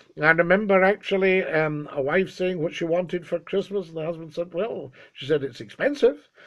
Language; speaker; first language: English; native; English